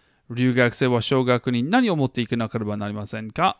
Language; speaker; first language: Japanese; non-native, fluent; English